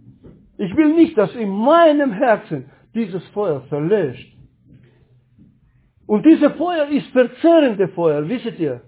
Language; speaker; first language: German; non-native, learner; Russian